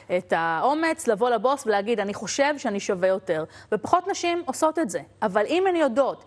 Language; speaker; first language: Hebrew; native; Hebrew